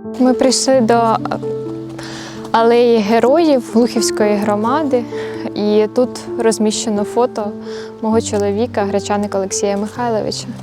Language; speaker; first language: Ukrainian; native; Ukrainian